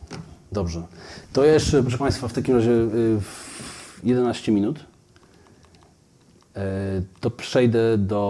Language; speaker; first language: Polish; native; Polish